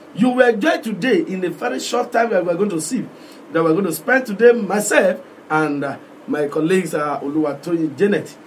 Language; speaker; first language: English; non-native, local second language; Yoruba